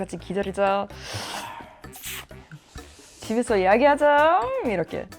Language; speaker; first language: Korean; non-native, fluent; Swedish